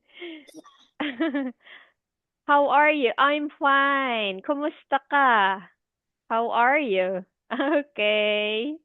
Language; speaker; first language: English; non-native, fluent; Filipino